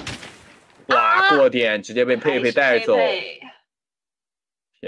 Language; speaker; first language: Chinese; native; Chinese